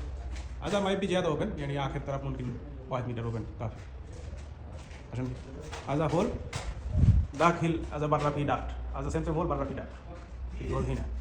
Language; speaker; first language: Arabic; non-native, learner; Bangla